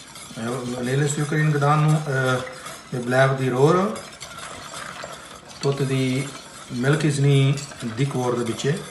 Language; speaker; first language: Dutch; non-native, learner; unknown